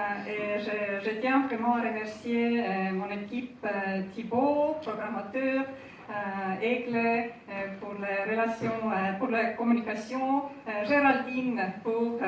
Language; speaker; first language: French; non-native, fluent; Estonian